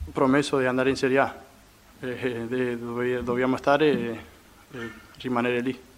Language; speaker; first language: Italian; non-native, fluent; Spanish